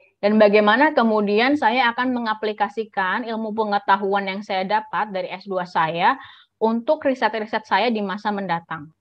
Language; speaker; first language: Indonesian; native; Indonesian